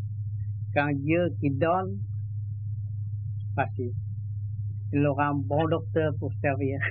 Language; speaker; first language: French; non-native, learner; Vietnamese